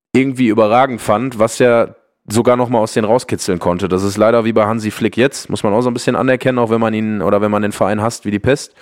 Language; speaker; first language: German; native; German